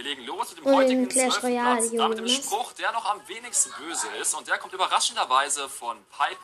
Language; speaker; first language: German; native; German